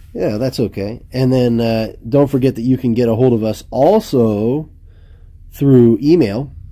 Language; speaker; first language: English; native; English